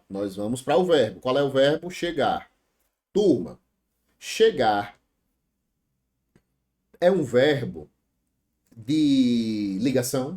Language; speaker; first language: Portuguese; native; Portuguese